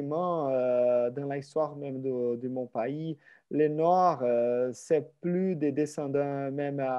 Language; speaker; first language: French; non-native, fluent; Portuguese